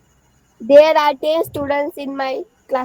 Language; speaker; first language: English; non-native, learner; Marathi